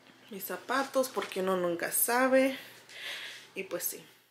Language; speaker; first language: Spanish; early bilingual, heritage; Spanish